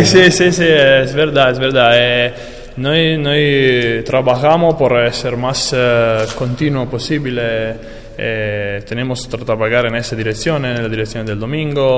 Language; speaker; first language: Spanish; non-native, learner; Italian